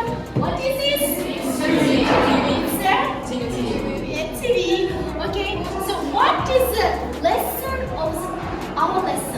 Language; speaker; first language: English; non-native, learner; Kazakh